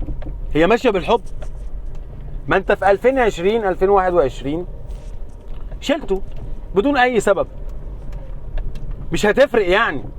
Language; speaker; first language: Arabic; native; Arabic